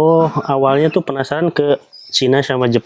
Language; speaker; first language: Indonesian; native; Indonesian